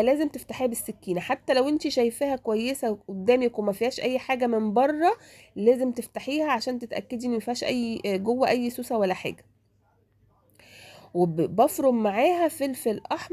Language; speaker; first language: Arabic; native; Arabic